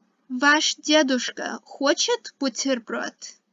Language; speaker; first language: Russian; non-native, fluent; English